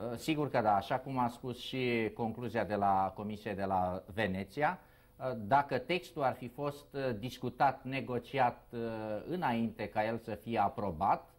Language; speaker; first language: Romanian; native; Romanian